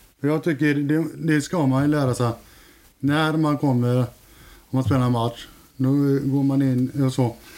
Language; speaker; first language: Swedish; native; Swedish